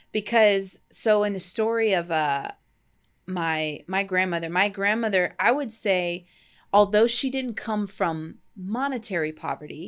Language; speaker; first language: English; native; English